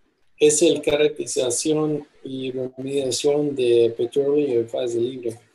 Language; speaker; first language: Spanish; non-native, fluent; English